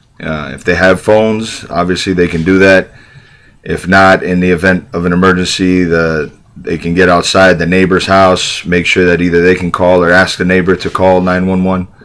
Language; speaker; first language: English; native; English